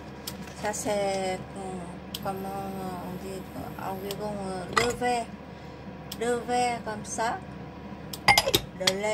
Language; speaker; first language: French; non-native, fluent; Vietnamese